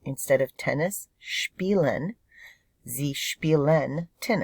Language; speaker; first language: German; non-native, fluent; English